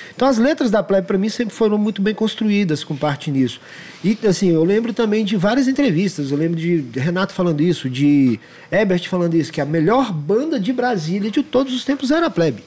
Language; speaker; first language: Portuguese; native; Portuguese